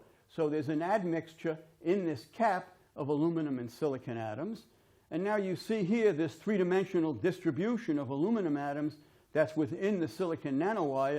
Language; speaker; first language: English; native; English